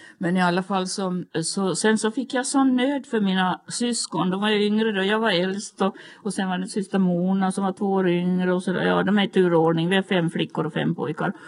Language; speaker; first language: Swedish; native; Swedish